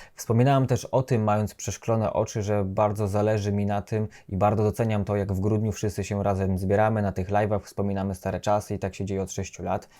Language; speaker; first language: Polish; native; Polish